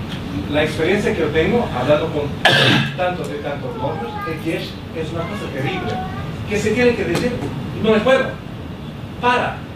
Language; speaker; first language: Spanish; non-native, learner; Portuguese